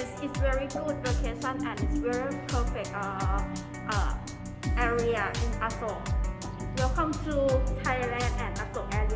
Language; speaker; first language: English; non-native, learner; Thai